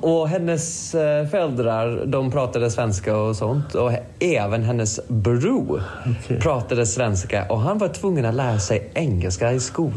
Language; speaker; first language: Swedish; non-native, fluent; English